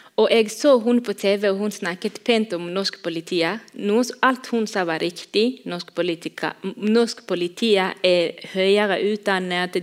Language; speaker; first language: Norwegian; non-native, fluent; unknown